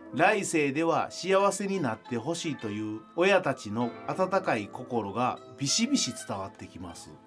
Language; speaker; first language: Japanese; native; Japanese